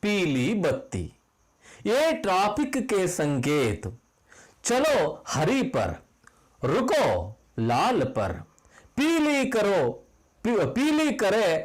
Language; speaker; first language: Hindi; non-native, local second language; Kannada